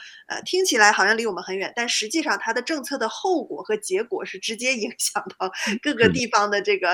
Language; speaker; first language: Chinese; native; Chinese